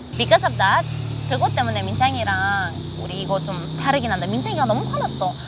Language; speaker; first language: Korean; non-native, fluent; Romanian